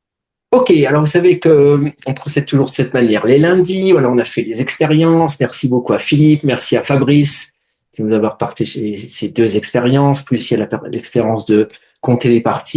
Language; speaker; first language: French; native; French